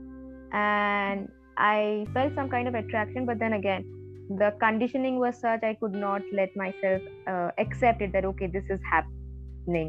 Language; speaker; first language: English; non-native, local second language; Bangla